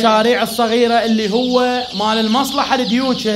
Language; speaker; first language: Arabic; native; Arabic